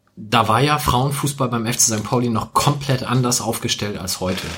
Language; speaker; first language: German; native; German